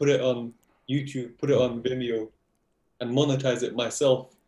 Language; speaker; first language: English; native; English